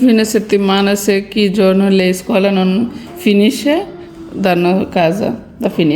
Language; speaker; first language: Italian; non-native, learner; Bangla